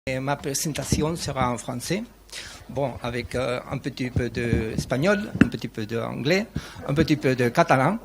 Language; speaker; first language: French; non-native, learner; Spanish